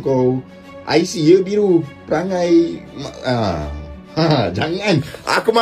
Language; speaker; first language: Malay; native; Malay